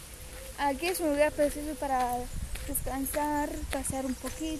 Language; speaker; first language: Spanish; non-native, fluent; Bulgarian